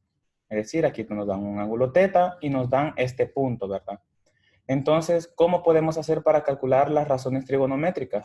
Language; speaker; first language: Spanish; native; Spanish